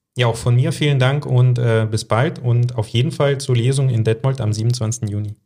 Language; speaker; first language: German; early bilingual, other home language; Russian